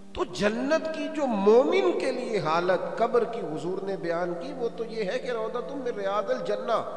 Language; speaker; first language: Urdu; non-native, local second language; Punjabi